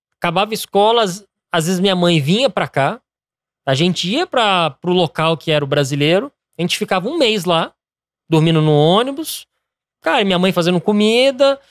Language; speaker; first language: Portuguese; early bilingual, other home language; English